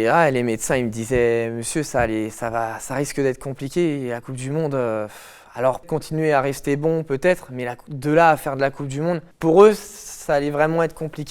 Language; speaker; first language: French; native; French